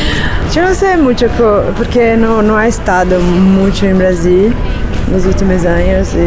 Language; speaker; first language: Spanish; non-native, learner; Portuguese